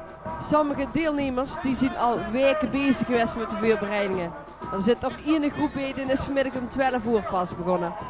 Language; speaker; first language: Dutch; native; Dutch